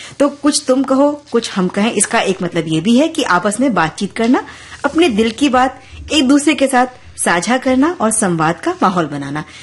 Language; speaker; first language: Hindi; native; Hindi